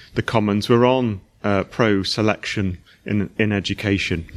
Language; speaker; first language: English; native; English